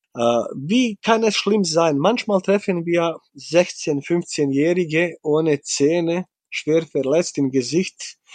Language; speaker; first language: German; non-native, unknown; Bosnian